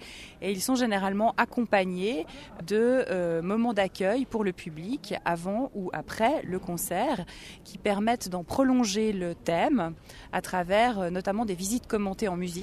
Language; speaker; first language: French; native; French